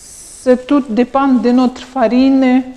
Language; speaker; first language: French; non-native, learner; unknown